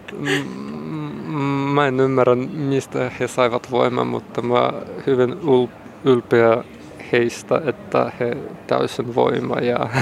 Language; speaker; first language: Finnish; non-native, learner; Russian